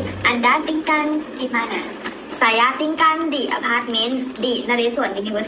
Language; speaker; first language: Indonesian; non-native, learner; Thai